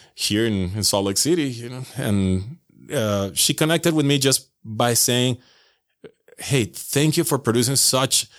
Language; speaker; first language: English; non-native, fluent; Spanish